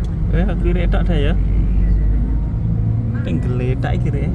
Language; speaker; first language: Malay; non-native, local second language; Javanese